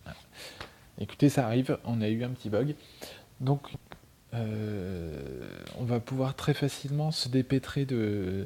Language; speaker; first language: French; native; French